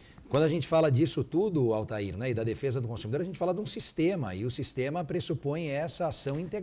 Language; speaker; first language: Portuguese; native; Portuguese